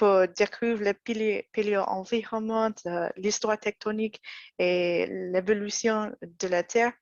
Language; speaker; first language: French; non-native, learner; English